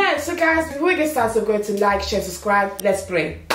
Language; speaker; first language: English; native; English